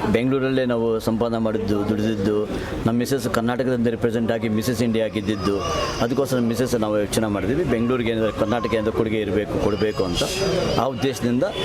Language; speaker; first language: Kannada; native; Kannada